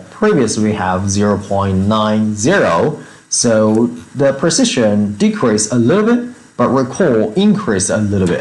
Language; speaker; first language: English; non-native, fluent; Chinese